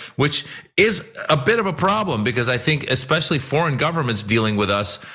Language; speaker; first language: English; non-native, fluent; Persian